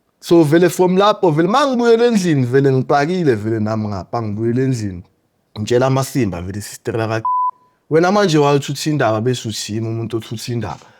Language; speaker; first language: Zulu; native; Zulu